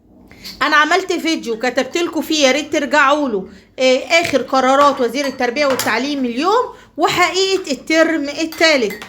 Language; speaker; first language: Arabic; native; Arabic